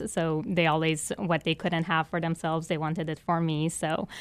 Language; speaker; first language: English; non-native, fluent; Persian